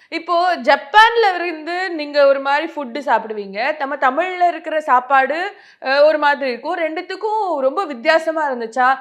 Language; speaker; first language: Tamil; native; Tamil